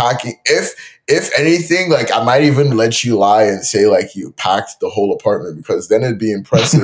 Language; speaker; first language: English; non-native, local second language; Yoruba